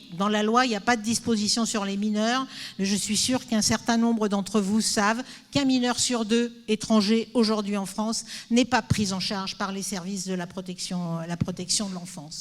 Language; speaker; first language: French; native; French